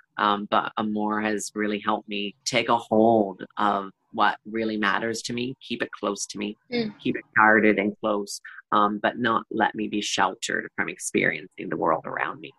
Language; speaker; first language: English; native; English